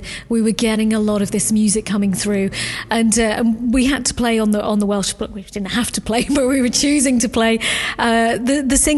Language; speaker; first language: English; native; English